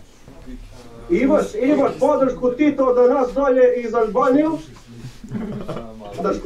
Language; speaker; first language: Bosnian; non-native, local second language; Albanian